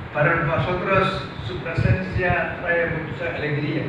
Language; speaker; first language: Spanish; non-native, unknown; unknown